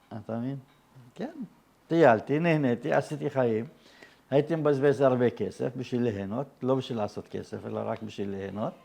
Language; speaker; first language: Hebrew; early bilingual, other home language; Arabic